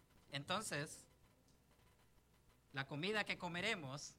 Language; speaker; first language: Spanish; native; Spanish